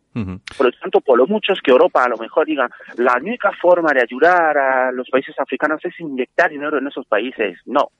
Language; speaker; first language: Spanish; non-native, fluent; French